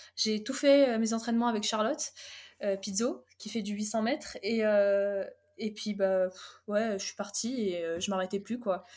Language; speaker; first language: French; early bilingual, other home language; Arabic